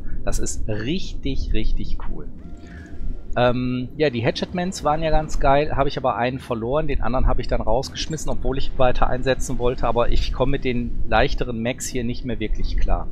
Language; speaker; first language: German; native; German